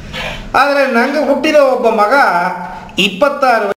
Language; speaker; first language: Kannada; native; Kannada